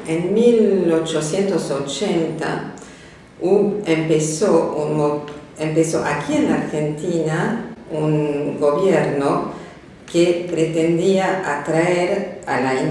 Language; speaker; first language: Spanish; non-native, fluent; French